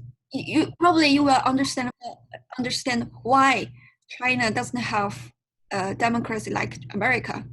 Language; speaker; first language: English; non-native, learner; Chinese